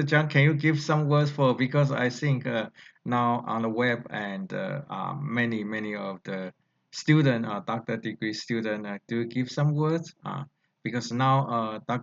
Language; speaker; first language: English; non-native, learner; Chinese